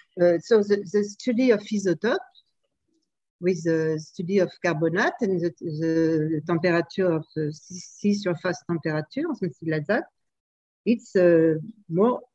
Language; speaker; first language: English; non-native, fluent; French